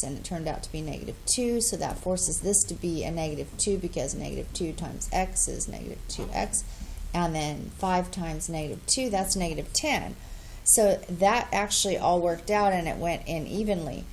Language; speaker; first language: English; native; English